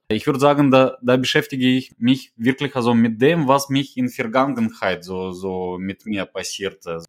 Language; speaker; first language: German; non-native, fluent; Russian